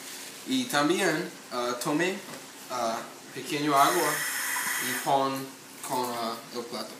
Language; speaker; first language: Spanish; non-native, learner; English